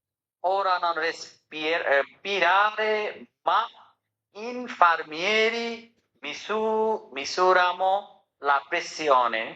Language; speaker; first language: Italian; non-native, learner; Bangla